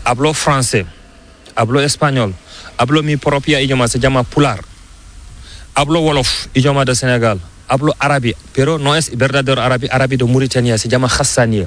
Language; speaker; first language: Spanish; non-native, learner; Fula